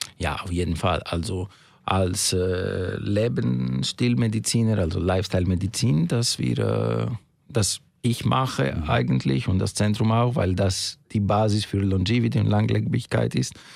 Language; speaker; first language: German; non-native, fluent; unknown